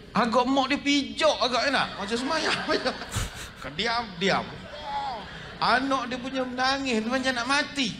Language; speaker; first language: Malay; native; Malay